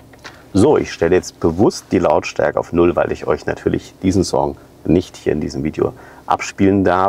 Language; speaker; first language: German; native; German